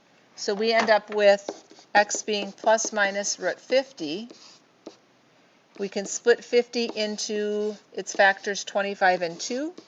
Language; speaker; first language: English; native; English